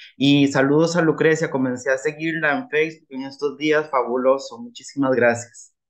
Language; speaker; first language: Spanish; native; Spanish